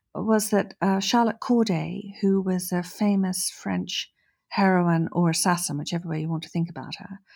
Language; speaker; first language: English; native; English